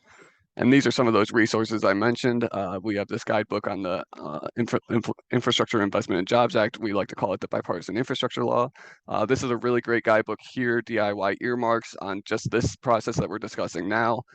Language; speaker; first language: English; native; English